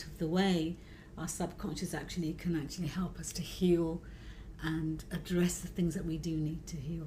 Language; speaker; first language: English; native; English